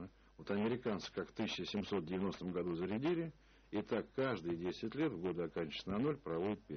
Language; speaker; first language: Russian; native; Russian